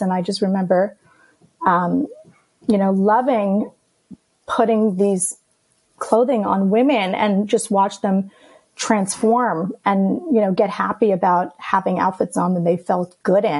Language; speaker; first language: English; early bilingual, other home language; Greek